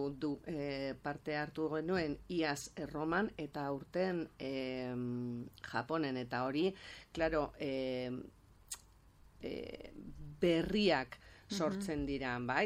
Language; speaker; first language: Basque; non-native, local second language; Spanish